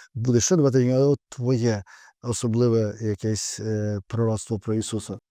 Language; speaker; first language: Ukrainian; native; Ukrainian